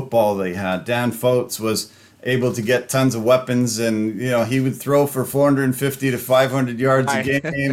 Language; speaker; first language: English; native; English